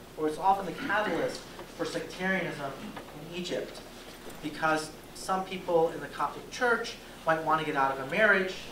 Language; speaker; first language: English; native; English